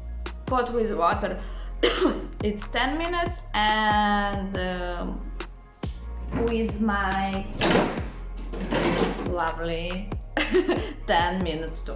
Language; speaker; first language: English; non-native, learner; Russian